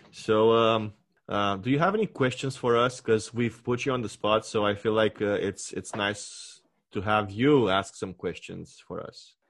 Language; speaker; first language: English; non-native, fluent; Romanian